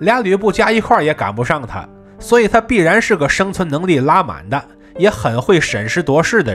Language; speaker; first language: Chinese; native; Chinese